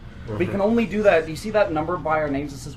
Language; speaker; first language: English; native; English